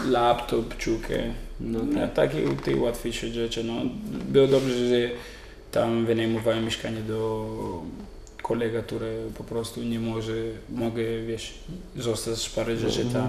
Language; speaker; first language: Polish; non-native, learner; Italian